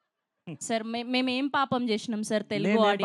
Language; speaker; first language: Telugu; native; Telugu